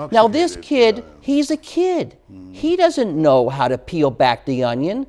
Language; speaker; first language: English; native; English